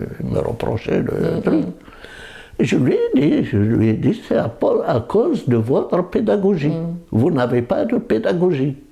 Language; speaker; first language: French; non-native, local second language; Kabyle